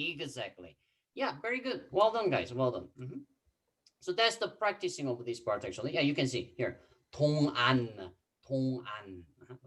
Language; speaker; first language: English; non-native, fluent; Korean